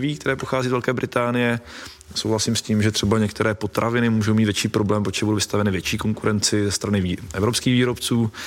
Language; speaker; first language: Czech; non-native, fluent; English